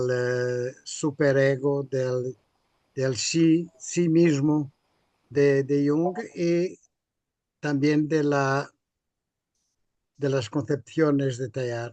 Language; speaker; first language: Spanish; non-native, fluent; Portuguese